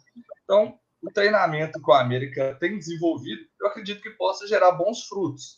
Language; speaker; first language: Portuguese; native; Portuguese